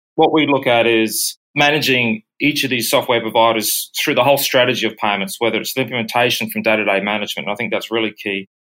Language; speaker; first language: English; native; English